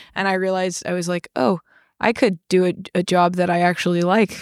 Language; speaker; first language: English; native; English